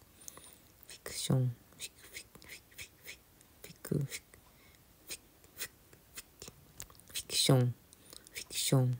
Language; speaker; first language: Japanese; non-native, learner; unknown